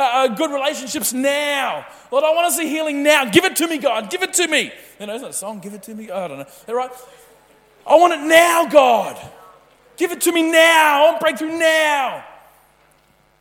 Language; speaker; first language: English; native; English